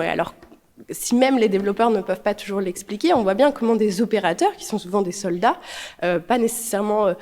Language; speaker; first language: French; native; French